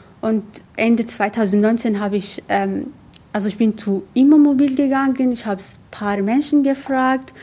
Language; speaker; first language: German; non-native, learner; Arabic